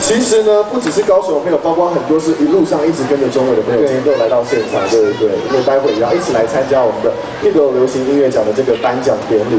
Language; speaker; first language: Chinese; native; Chinese